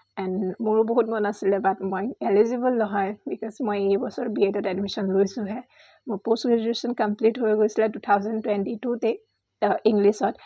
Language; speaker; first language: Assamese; non-native, local second language; Hindi